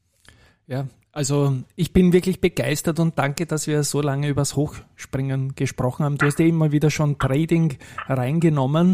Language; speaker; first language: German; native; German